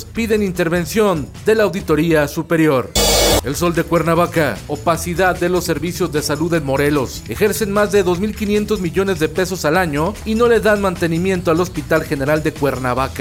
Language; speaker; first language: Spanish; native; Spanish